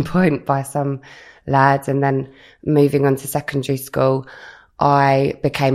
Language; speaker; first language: English; native; English